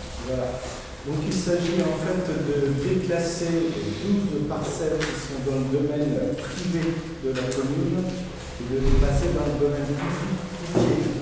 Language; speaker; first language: French; native; French